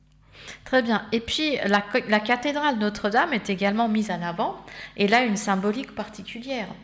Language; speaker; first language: French; native; French